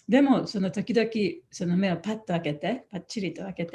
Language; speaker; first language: Japanese; native; Japanese